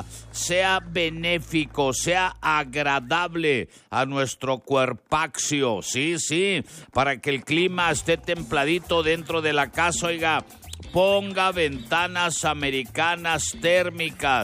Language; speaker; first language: Spanish; native; Spanish